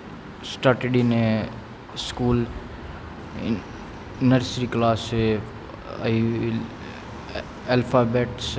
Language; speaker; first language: English; non-native, learner; Haryanvi